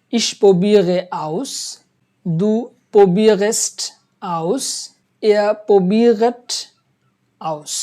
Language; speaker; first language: German; non-native, fluent; Bangla